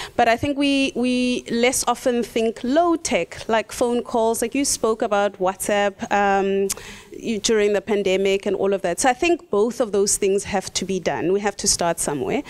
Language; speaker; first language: English; non-native, local second language; Tswana